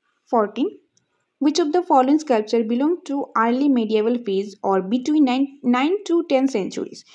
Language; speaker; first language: English; non-native, local second language; Bangla